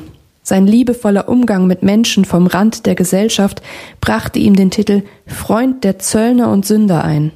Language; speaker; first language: German; native; German